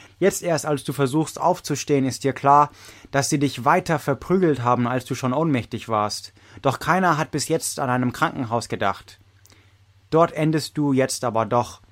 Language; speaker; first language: German; non-native, fluent; English